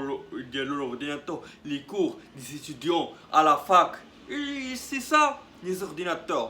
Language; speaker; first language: French; non-native, learner; Arabic